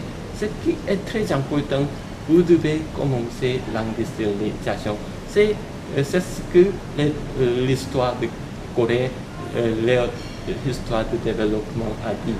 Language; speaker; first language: French; non-native, learner; Korean